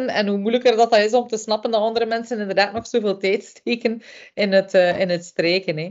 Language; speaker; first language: Dutch; native; Dutch